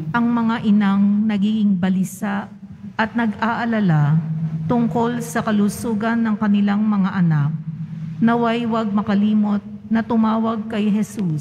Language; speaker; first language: Filipino; native; Filipino